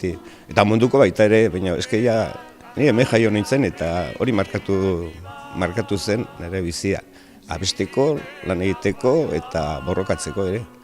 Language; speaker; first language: Basque; non-native, local second language; Spanish